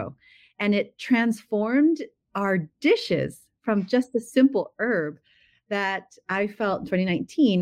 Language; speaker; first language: English; native; English